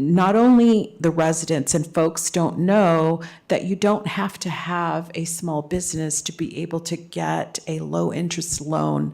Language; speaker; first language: English; native; English